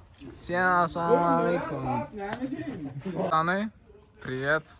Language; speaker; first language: Russian; non-native, fluent; Turkmen